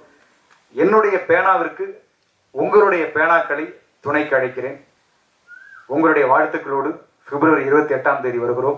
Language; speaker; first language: Tamil; native; Tamil